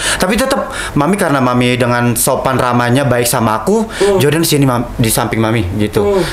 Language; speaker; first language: Indonesian; native; Indonesian